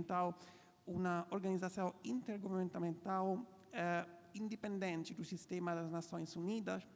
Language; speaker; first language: Portuguese; non-native, fluent; Italian